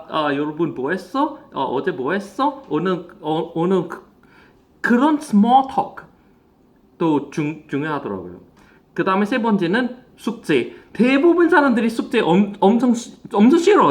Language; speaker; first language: Korean; non-native, fluent; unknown